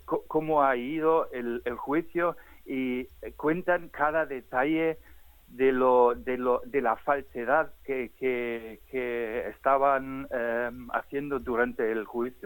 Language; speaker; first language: Spanish; non-native, fluent; German